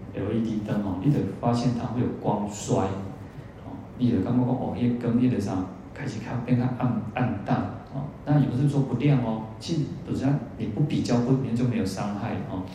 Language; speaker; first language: Chinese; native; Chinese